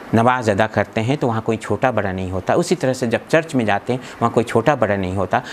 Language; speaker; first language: Hindi; native; Hindi